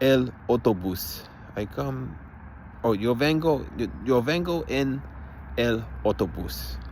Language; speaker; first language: Spanish; non-native, learner; English